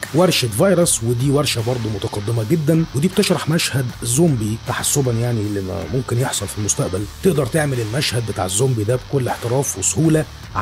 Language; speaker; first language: Arabic; native; Arabic